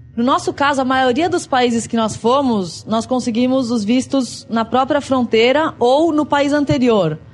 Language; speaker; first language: Portuguese; native; Portuguese